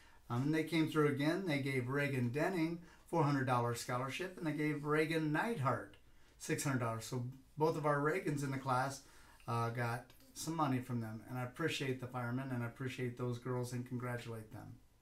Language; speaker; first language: English; native; English